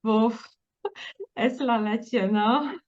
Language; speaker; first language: Spanish; non-native, fluent; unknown